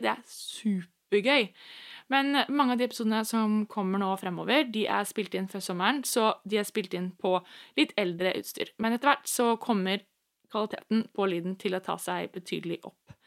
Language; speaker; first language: Norwegian; native; Norwegian